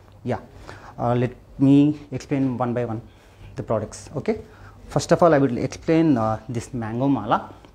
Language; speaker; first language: English; non-native, local second language; Telugu